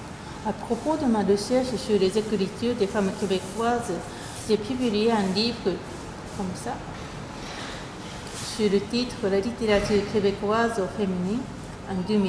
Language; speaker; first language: French; non-native, fluent; Japanese